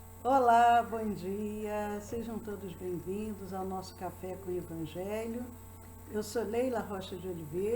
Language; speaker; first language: Portuguese; native; Portuguese